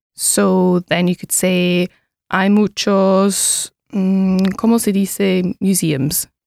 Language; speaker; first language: Spanish; non-native, learner; English